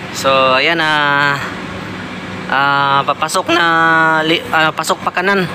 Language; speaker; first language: Filipino; non-native, local second language; Cebuano